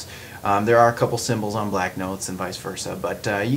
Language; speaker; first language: English; native; English